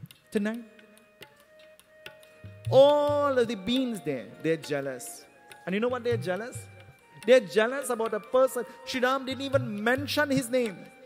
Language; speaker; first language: English; native; English